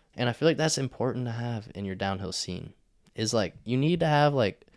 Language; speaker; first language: English; native; English